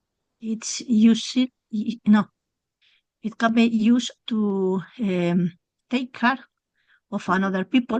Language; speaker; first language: English; non-native, learner; Spanish